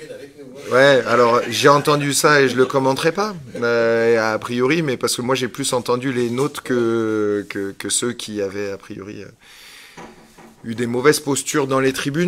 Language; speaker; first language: French; native; French